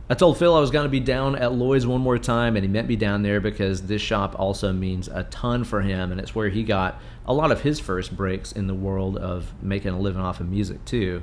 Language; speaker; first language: English; native; English